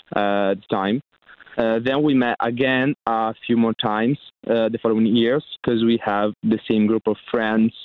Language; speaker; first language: English; non-native, fluent; Italian